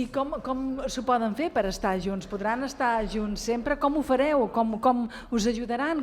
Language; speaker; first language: Catalan; native; Catalan